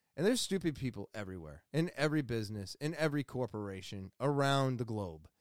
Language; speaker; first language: English; native; English